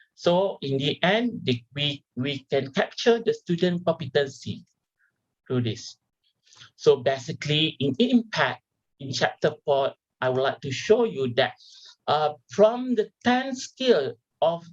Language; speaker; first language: English; non-native, local second language; Malay